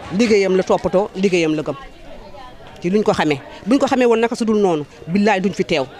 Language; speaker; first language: Wolof; native; Wolof